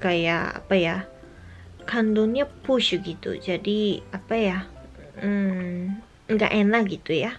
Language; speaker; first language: Indonesian; non-native, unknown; Japanese